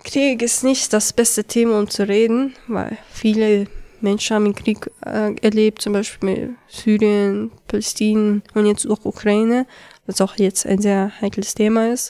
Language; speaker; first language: German; early bilingual, other home language; Chechen